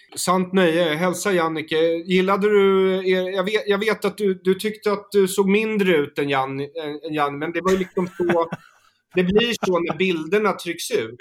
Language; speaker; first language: Swedish; native; Swedish